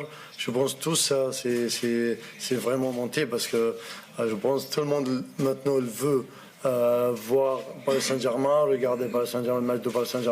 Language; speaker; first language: French; non-native, learner; Arabic